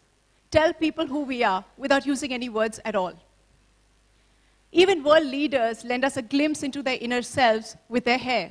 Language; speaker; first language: English; non-native, local second language; Hindi